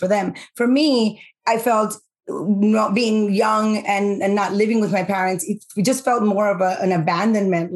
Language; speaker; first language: English; early bilingual, other home language; Spanish